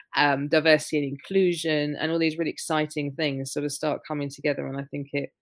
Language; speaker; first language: English; native; English